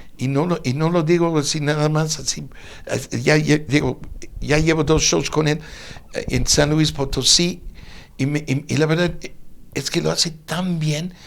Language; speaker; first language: Spanish; non-native, fluent; English